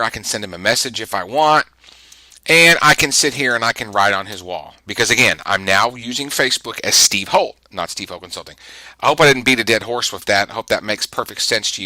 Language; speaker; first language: English; native; English